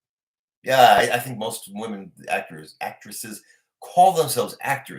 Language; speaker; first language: English; native; English